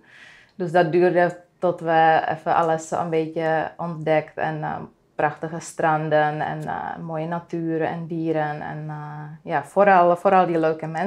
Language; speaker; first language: Dutch; non-native, fluent; Czech